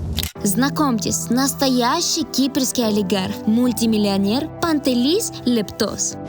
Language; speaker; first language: Russian; native; Russian